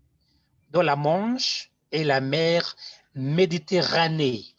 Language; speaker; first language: French; non-native, fluent; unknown